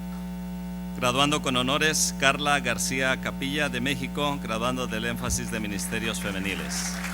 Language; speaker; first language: Spanish; native; Spanish